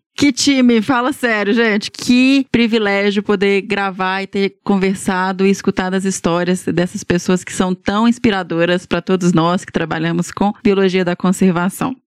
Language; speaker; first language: Portuguese; native; Portuguese